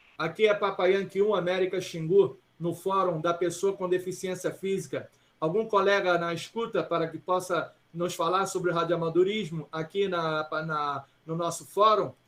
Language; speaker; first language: Portuguese; early bilingual, other home language; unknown